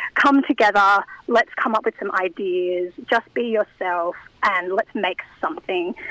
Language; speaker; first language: English; native; English